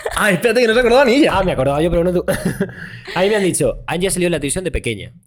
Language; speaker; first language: Spanish; native; Spanish